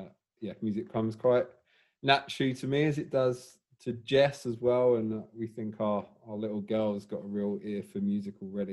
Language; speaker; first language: English; native; English